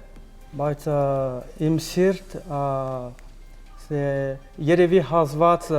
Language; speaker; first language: Armenian; non-native, learner; French